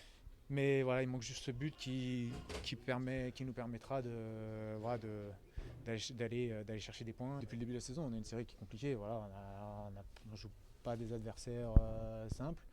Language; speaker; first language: French; native; French